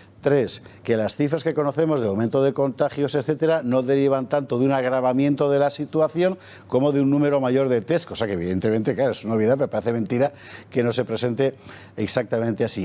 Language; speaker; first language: Spanish; native; Spanish